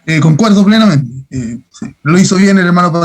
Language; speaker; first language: Spanish; native; Spanish